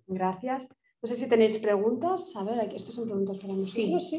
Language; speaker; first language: Spanish; native; Spanish